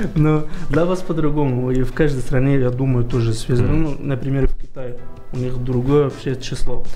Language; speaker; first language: Russian; non-native, fluent; Arabic